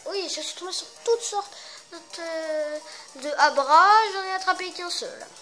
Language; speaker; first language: French; native; French